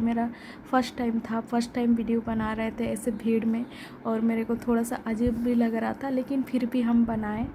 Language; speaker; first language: Hindi; non-native, local second language; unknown